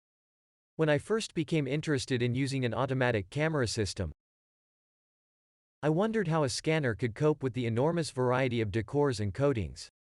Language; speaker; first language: English; non-native, fluent; German